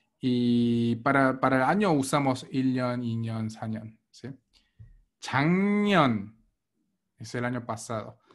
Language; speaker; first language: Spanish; non-native, fluent; Korean